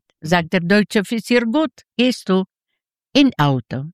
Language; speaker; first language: German; non-native, learner; Yiddish